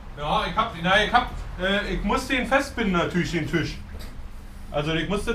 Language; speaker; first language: German; native; German